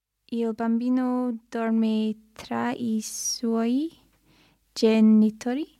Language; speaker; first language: Italian; non-native, learner; English